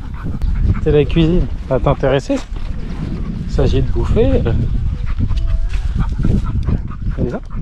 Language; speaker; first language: French; native; French